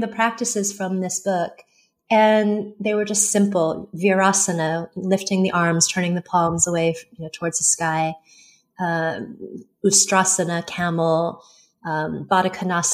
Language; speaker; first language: English; early bilingual, other home language; Chinese